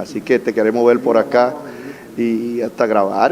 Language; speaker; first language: Spanish; native; Spanish